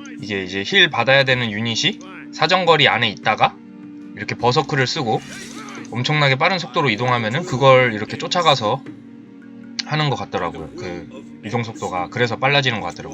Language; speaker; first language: Korean; native; Korean